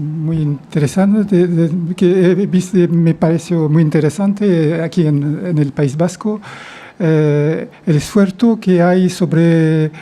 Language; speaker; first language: Spanish; non-native, fluent; French